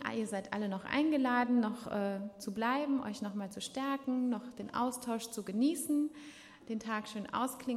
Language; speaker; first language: German; native; German